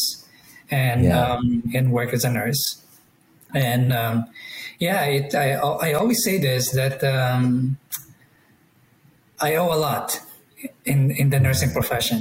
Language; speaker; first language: English; non-native, local second language; Iloko